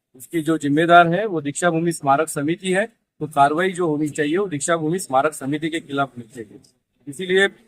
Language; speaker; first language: Hindi; non-native, local second language; Marathi